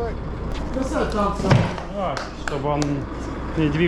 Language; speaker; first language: Russian; non-native, learner; Lithuanian